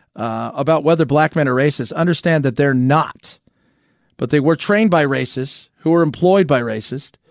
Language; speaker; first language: English; early bilingual, other home language; Spanish